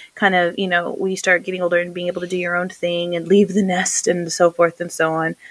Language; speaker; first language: English; native; English